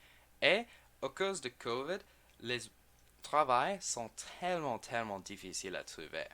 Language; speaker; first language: French; non-native, learner; English